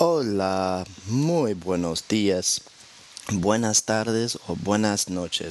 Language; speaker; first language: Spanish; non-native, fluent; English